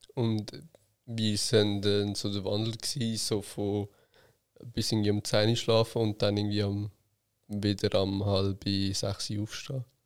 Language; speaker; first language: German; native; German